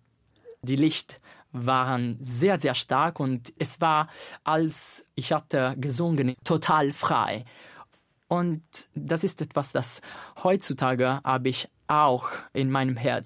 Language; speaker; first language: German; non-native, fluent; Italian